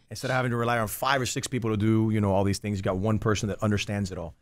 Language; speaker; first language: English; early bilingual, other home language; Spanish